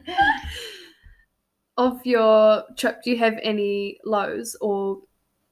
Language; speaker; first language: English; native; English